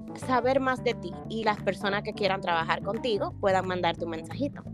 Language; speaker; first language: Spanish; native; Spanish